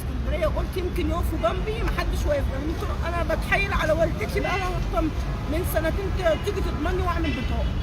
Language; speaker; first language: Arabic; native; Arabic